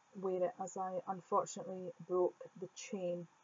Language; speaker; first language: English; native; English